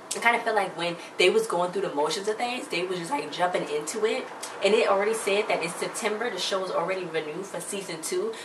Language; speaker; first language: English; native; English